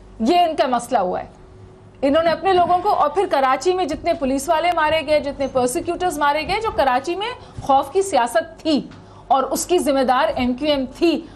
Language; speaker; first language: Urdu; native; Urdu